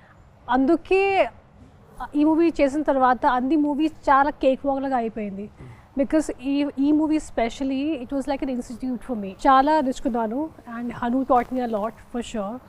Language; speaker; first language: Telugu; non-native, local second language; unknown